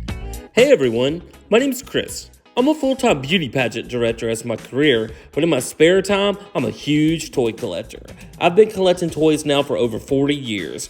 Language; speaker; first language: English; native; English